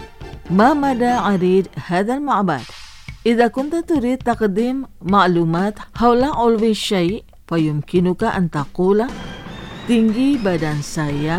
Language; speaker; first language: Arabic; non-native, fluent; Indonesian